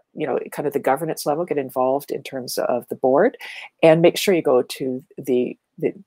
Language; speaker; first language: English; native; English